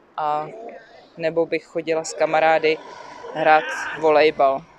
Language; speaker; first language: Czech; native; Czech